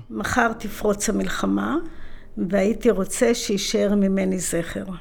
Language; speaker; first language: Hebrew; native; Hebrew